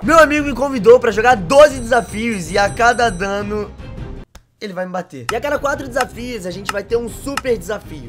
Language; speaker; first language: Portuguese; native; Portuguese